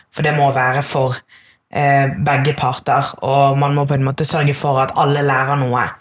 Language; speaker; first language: Norwegian; early bilingual, other home language; Tamil